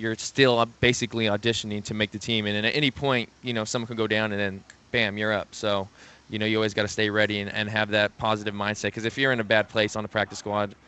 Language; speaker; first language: English; native; English